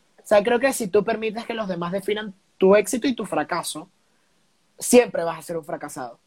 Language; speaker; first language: Spanish; native; Spanish